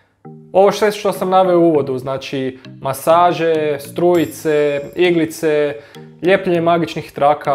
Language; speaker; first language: Croatian; native; Croatian